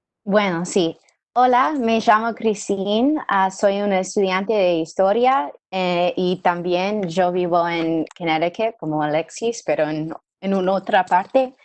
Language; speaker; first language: Spanish; non-native, learner; English